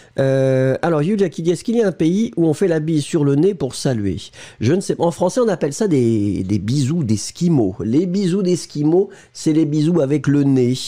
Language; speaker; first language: French; native; French